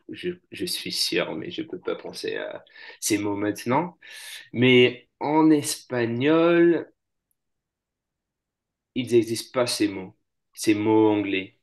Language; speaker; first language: French; non-native, fluent; English